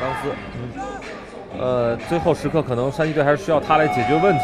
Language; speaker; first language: Chinese; native; Chinese